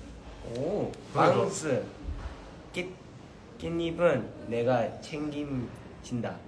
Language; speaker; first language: Korean; early bilingual, heritage; Korean